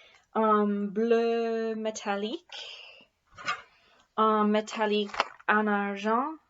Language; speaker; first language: French; non-native, fluent; English